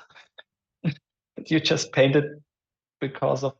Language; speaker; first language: English; non-native, fluent; German